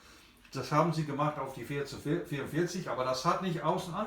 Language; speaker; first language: German; non-native, fluent; English